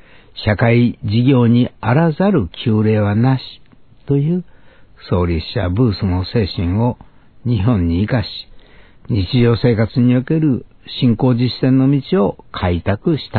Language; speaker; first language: Japanese; native; Japanese